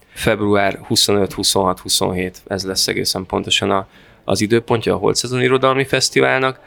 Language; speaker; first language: Hungarian; native; Hungarian